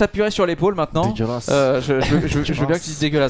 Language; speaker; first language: French; native; French